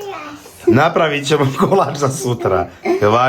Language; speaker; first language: Croatian; native; Croatian